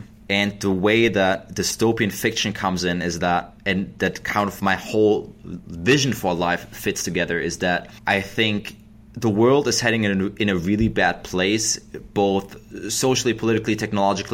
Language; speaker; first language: English; non-native, fluent; German